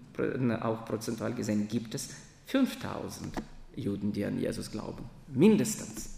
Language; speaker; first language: German; non-native, fluent; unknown